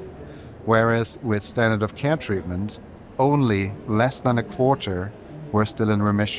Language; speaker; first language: English; non-native, fluent; German